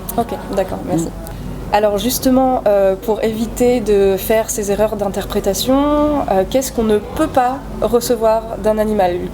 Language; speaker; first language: French; native; French